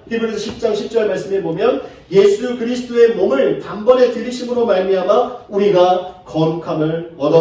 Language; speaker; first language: Korean; native; Korean